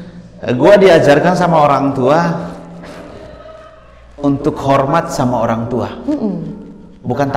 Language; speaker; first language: Indonesian; native; Indonesian